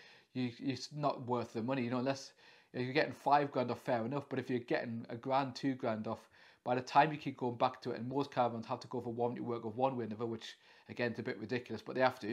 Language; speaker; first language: English; native; English